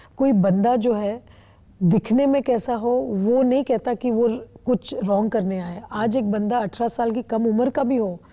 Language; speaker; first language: Hindi; non-native, local second language; Bangla